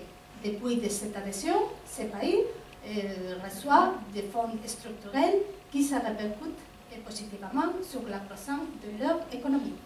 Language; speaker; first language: French; non-native, fluent; Spanish